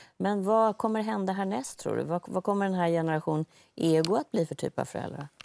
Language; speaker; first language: Swedish; native; Swedish